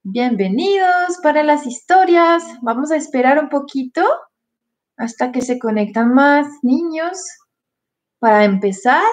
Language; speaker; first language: Spanish; non-native, fluent; French